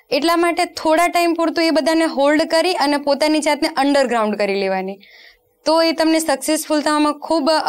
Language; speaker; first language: Gujarati; non-native, local second language; Rajasthani